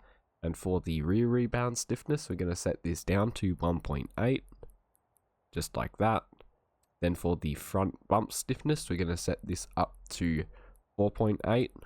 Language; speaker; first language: English; native; English